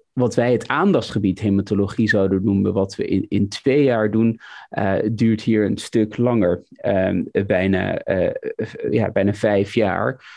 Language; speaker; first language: Dutch; native; Dutch